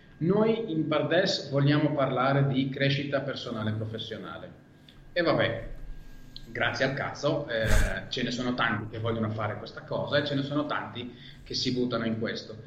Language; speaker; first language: Italian; non-native, fluent; Hebrew